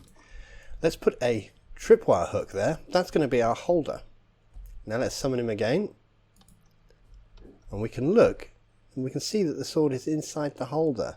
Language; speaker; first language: English; native; English